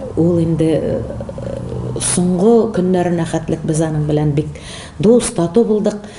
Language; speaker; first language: Tatar; native; Tatar